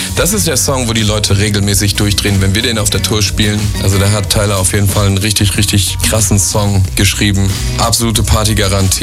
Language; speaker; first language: German; native; German